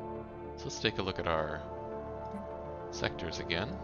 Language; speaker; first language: English; native; English